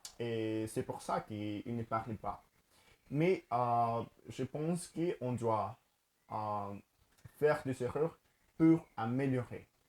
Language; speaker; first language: French; non-native, learner; Spanish